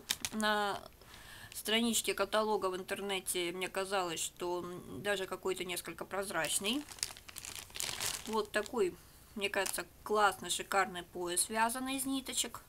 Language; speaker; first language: Russian; native; Russian